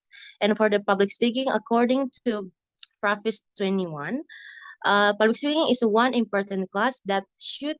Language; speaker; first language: English; non-native, learner; Indonesian